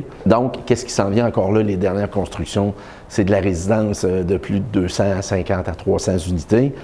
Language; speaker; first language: French; native; French